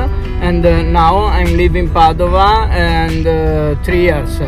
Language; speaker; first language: English; non-native, learner; Italian